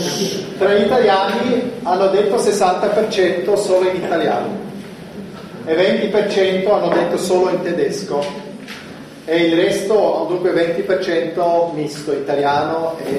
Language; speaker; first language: Italian; non-native, fluent; German